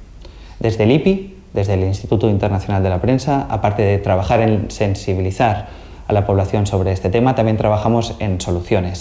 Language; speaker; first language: Spanish; native; Spanish